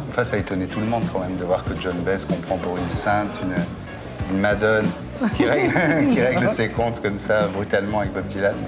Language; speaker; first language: French; native; French